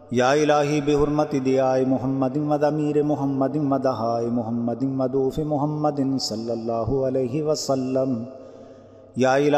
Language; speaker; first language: Arabic; non-native, learner; Urdu